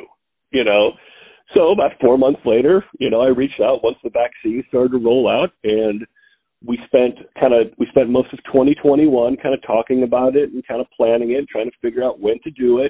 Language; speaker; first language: English; native; English